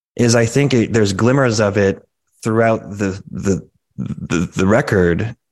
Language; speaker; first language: English; native; English